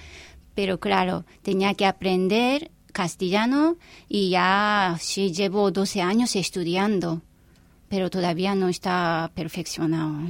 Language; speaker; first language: Spanish; non-native, fluent; Japanese